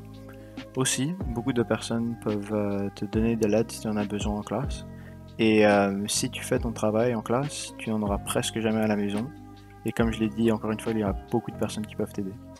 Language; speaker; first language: French; non-native, learner; English